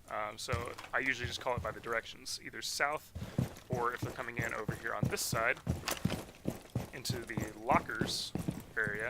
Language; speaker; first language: English; native; English